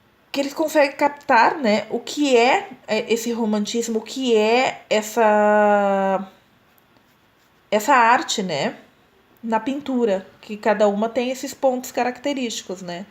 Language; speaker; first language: Portuguese; native; Portuguese